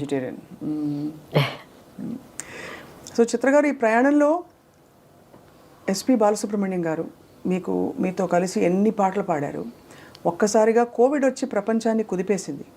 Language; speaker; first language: Telugu; native; Telugu